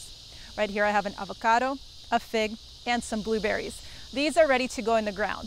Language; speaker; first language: English; native; English